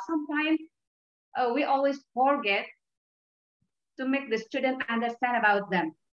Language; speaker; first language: English; non-native, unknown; Indonesian